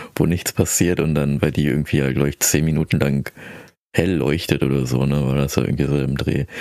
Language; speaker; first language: German; early bilingual, other home language; Filipino